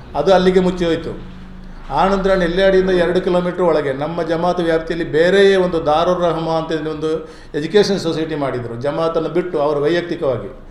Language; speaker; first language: Kannada; non-native, local second language; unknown